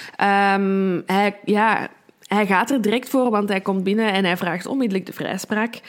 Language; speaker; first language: Dutch; native; Dutch